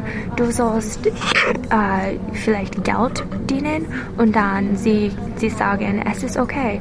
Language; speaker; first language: German; non-native, learner; English